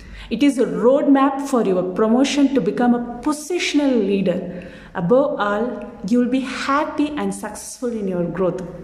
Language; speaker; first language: English; non-native, local second language; Tamil